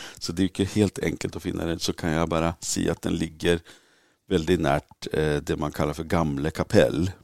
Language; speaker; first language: Swedish; native; Swedish